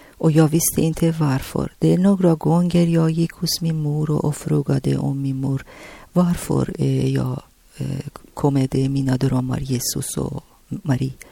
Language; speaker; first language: Swedish; non-native, learner; Persian